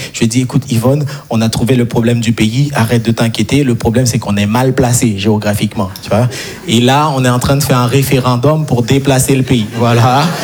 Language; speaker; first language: French; non-native, local second language; Haitian Creole